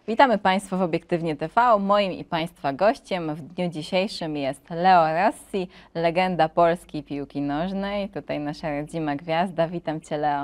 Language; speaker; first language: Polish; native; Polish